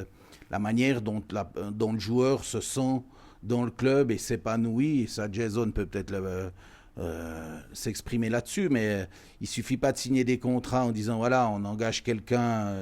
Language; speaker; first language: French; native; French